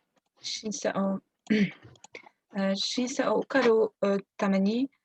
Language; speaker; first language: Japanese; non-native, learner; English